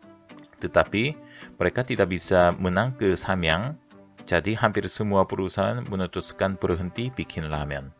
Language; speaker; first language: Indonesian; non-native, fluent; Korean